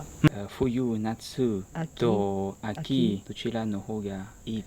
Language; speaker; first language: Japanese; non-native, learner; French